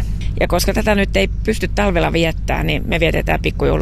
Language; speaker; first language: Finnish; native; Finnish